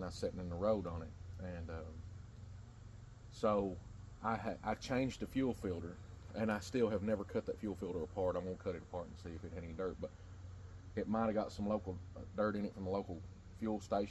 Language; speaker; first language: English; native; English